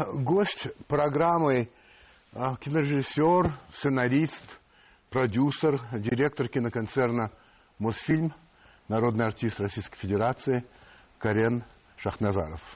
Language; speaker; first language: Russian; non-native, fluent; French